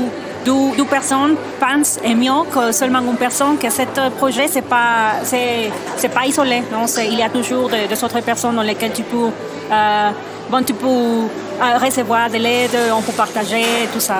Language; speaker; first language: French; non-native, fluent; Spanish